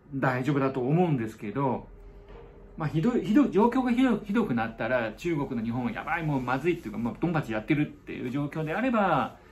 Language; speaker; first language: Japanese; non-native, fluent; Chinese